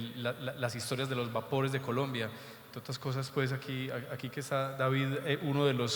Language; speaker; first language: Spanish; native; Spanish